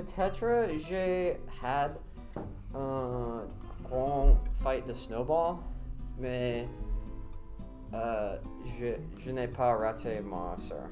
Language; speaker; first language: French; non-native, learner; English